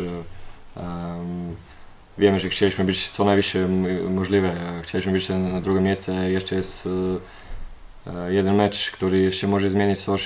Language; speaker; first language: Polish; non-native, learner; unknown